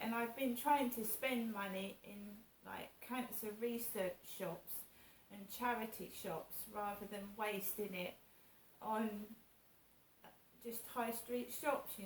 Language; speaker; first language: English; native; English